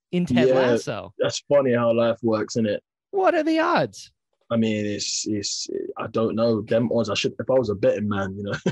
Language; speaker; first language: English; native; English